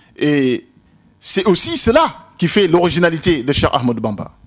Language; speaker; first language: French; non-native, local second language; Wolof